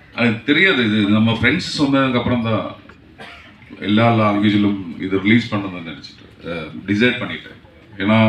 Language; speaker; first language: Tamil; non-native, learner; Malayalam